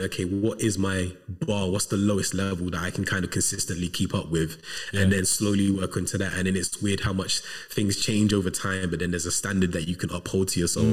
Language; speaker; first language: English; native; English